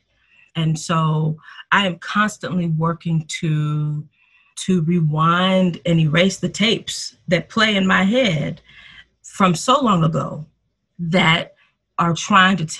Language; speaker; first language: English; native; English